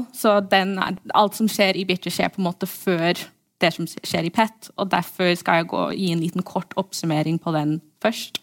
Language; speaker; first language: Norwegian; early bilingual, heritage; English